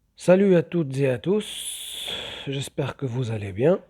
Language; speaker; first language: French; non-native, local second language; Arabic